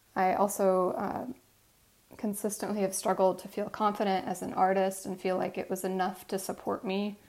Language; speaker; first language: English; native; English